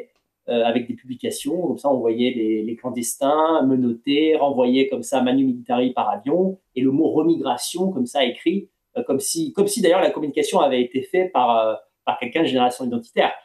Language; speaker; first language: French; native; French